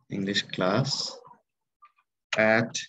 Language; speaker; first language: English; non-native, fluent; Bangla